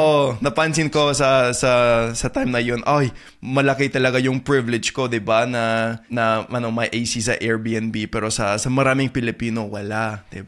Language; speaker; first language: Filipino; non-native, fluent; English